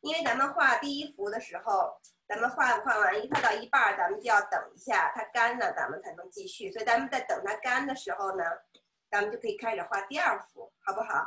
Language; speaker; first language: Chinese; native; Chinese